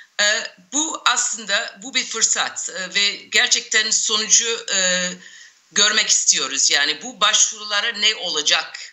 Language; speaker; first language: Turkish; non-native, fluent; English